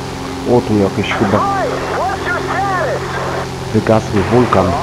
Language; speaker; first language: Polish; native; Polish